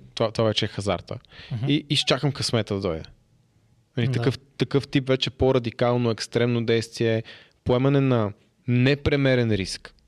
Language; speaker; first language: Bulgarian; native; Bulgarian